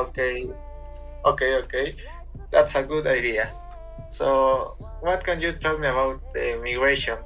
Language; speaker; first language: English; non-native, learner; Spanish